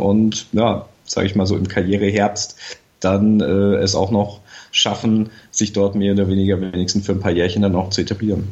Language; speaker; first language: German; native; German